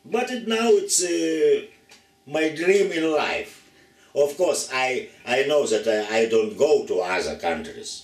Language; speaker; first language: English; non-native, learner; Lithuanian